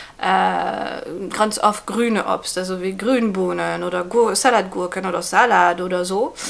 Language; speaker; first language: German; non-native, fluent; French